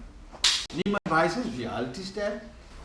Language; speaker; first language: German; non-native, learner; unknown